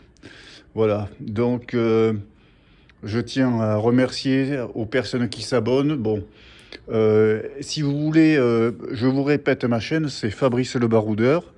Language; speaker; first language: French; native; French